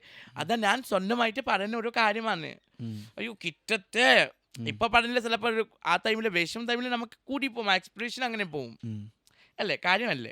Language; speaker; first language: Malayalam; non-native, local second language; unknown